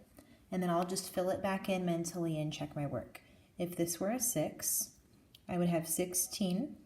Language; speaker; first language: English; native; English